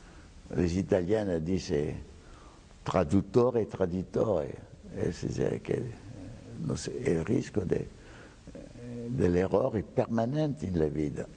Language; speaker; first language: Spanish; non-native, fluent; French